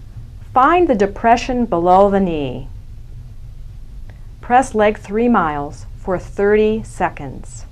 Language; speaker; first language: English; native; English